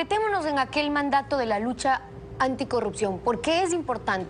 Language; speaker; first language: Spanish; native; Spanish